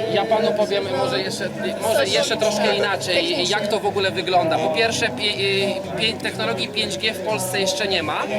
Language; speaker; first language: Polish; native; Polish